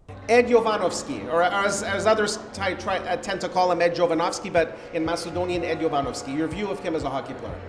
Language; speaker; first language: English; early bilingual, other home language; Macedonian